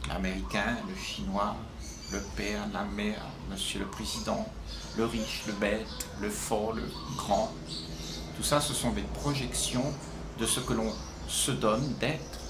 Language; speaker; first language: French; native; French